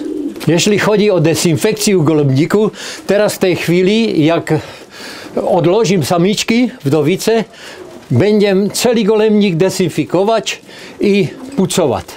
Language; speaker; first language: Polish; non-native, learner; Czech